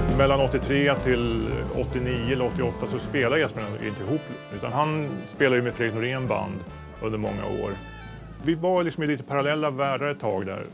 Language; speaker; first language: Swedish; native; Swedish